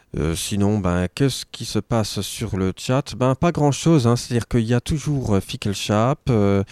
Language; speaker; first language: French; native; French